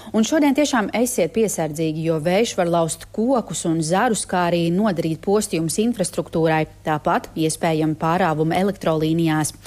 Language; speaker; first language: Latvian; native; Latvian